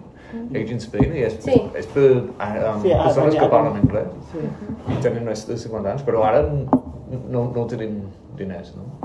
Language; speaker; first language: Catalan; non-native, learner; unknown